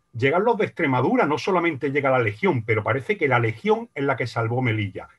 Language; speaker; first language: Spanish; native; Spanish